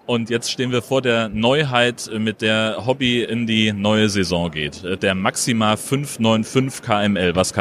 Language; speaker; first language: German; native; German